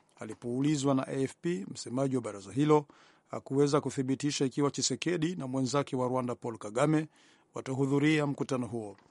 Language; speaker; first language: Swahili; non-native, local second language; Rundi